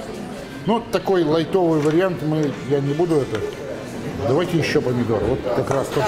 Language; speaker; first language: Russian; native; Russian